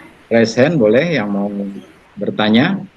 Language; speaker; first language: Indonesian; native; Indonesian